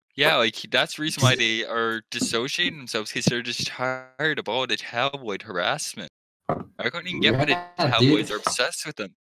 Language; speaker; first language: English; native; English